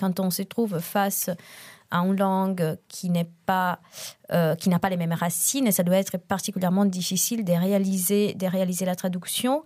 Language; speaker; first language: French; non-native, fluent; Italian